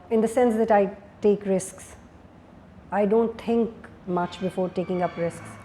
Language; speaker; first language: English; non-native, local second language; Urdu